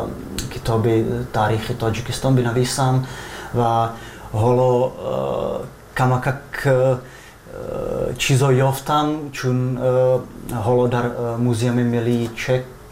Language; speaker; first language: Persian; non-native, fluent; Czech